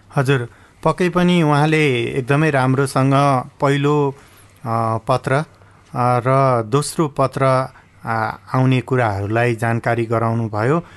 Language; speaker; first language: Nepali; native; Nepali